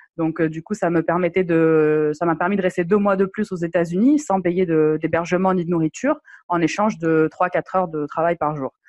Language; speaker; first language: French; non-native, local second language; Arabic